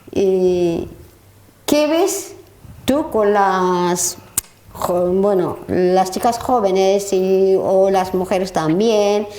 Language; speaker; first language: Spanish; non-native, learner; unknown